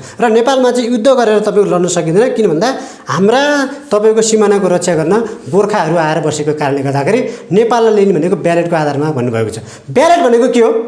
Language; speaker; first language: Nepali; native; Nepali